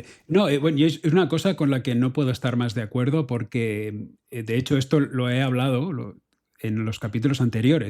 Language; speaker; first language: Spanish; native; Spanish